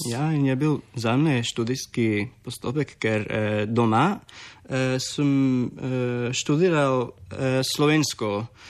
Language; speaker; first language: Slovenian; non-native, learner; English